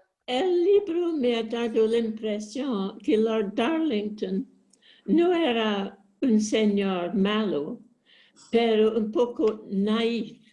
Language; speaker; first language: Spanish; non-native, learner; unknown